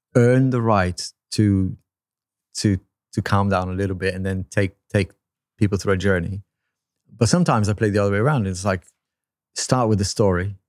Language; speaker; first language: English; non-native, fluent; Portuguese